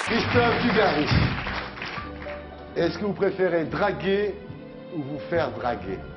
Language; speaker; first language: French; native; French